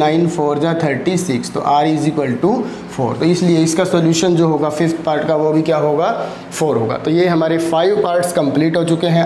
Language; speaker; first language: Hindi; native; Hindi